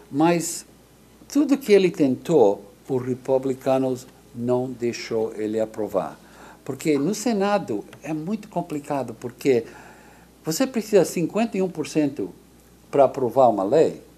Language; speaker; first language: Portuguese; non-native, fluent; English